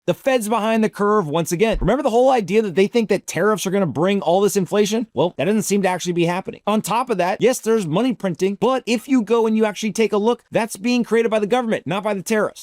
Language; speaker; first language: English; native; English